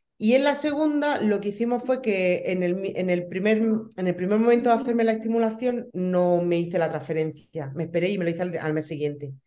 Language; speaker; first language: Spanish; native; Spanish